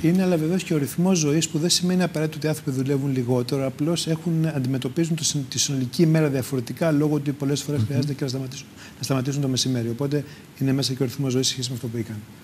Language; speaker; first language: Greek; native; Greek